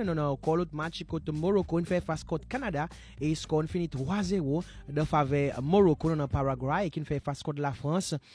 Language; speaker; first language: French; non-native, local second language; Seselwa Creole French